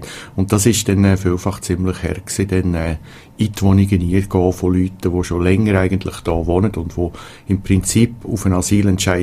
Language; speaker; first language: German; native; German